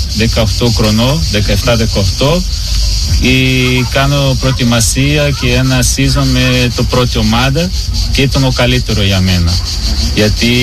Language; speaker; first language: Greek; non-native, learner; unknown